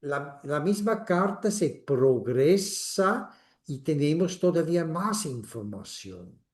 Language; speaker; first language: Spanish; non-native, fluent; German